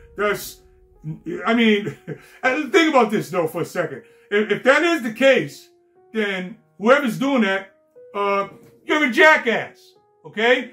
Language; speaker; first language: English; native; English